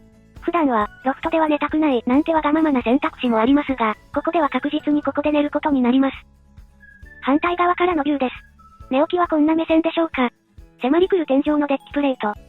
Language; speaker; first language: Japanese; native; Japanese